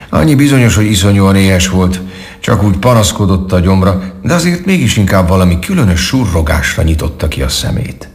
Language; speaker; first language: Hungarian; native; Hungarian